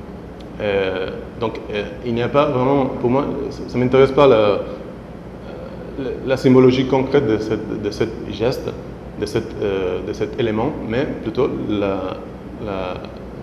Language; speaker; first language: French; non-native, fluent; Spanish